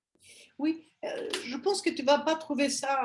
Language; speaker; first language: French; non-native, fluent; Spanish